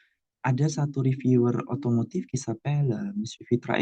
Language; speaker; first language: French; non-native, fluent; Indonesian